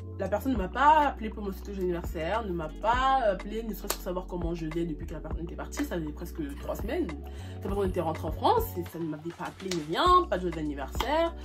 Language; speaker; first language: French; early bilingual, other home language; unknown